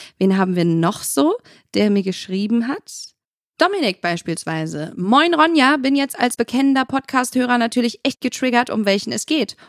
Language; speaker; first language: German; early bilingual, other home language; Arabic